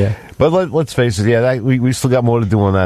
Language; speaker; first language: English; native; English